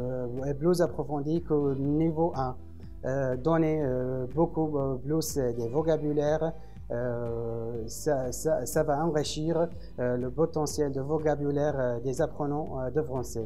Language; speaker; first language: French; non-native, fluent; Arabic